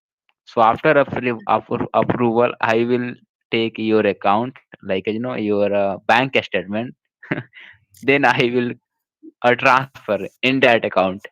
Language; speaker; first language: English; non-native, local second language; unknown